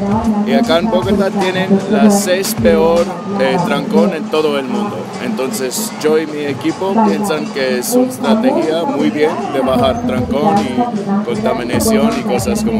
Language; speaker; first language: Spanish; non-native, learner; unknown